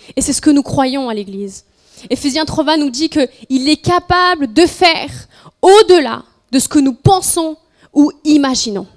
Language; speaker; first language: French; non-native, fluent; Spanish